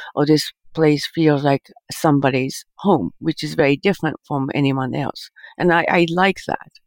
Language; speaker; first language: English; early bilingual, other home language; Japanese